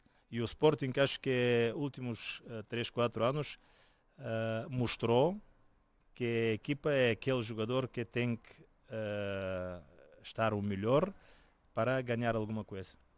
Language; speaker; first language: Portuguese; non-native, fluent; Bulgarian